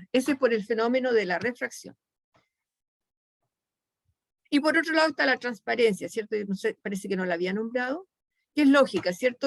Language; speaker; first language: Spanish; native; Spanish